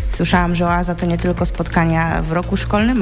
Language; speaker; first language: Polish; native; Polish